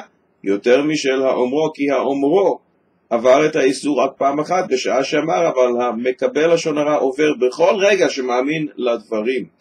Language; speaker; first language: Hebrew; native; Hebrew